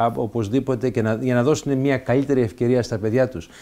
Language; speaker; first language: Greek; early bilingual, heritage; Greek